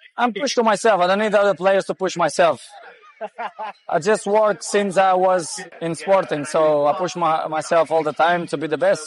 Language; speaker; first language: English; non-native, fluent; Portuguese